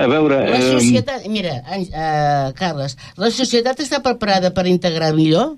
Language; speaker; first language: Catalan; native; Catalan